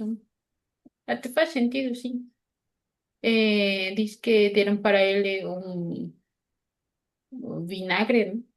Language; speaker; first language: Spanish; non-native, learner; Portuguese